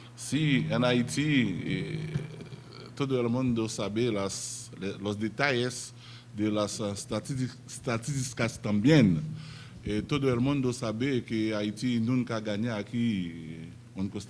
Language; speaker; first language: Spanish; non-native, learner; Haitian Creole